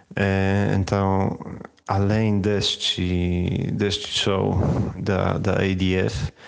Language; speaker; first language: Portuguese; non-native, fluent; Polish